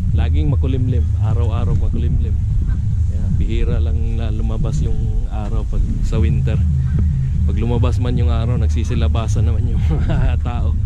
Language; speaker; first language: Filipino; non-native, local second language; Cebuano